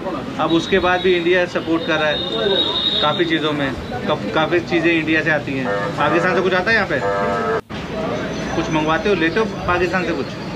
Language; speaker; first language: Hindi; native; Hindi